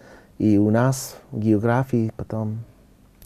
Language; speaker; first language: Russian; non-native, learner; English